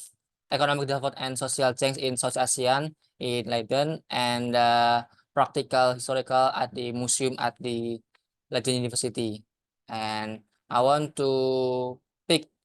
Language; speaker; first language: English; non-native, learner; Indonesian